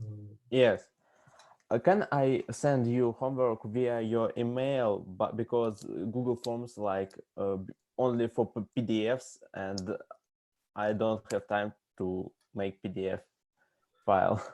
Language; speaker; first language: English; non-native, fluent; Russian